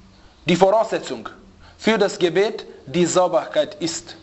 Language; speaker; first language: German; non-native, fluent; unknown